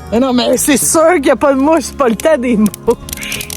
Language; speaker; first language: French; native; French